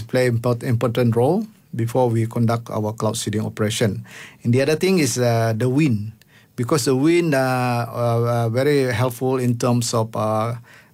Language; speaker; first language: English; non-native, local second language; Malay